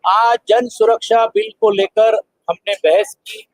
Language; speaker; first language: Hindi; non-native, local second language; Marathi